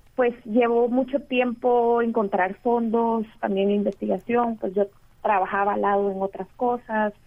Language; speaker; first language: Spanish; native; Spanish